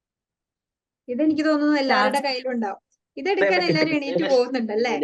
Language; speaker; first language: Malayalam; native; Malayalam